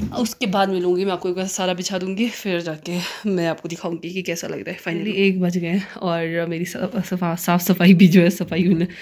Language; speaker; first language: Hindi; non-native, local second language; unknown